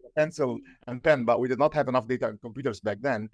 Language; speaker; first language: English; non-native, fluent; Arabic